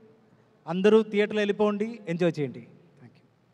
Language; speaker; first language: Telugu; non-native, learner; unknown